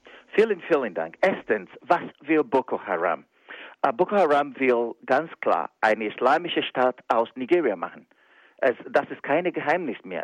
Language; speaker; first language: German; non-native, fluent; Igbo